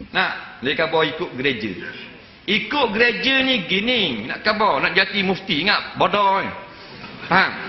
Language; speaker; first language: Malay; native; Malay